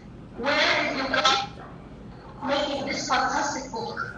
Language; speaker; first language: English; non-native, learner; Vietnamese